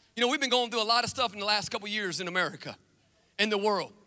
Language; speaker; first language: English; native; English